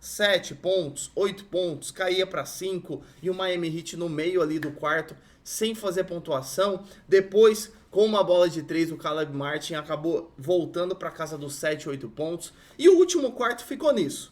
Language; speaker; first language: Portuguese; native; Portuguese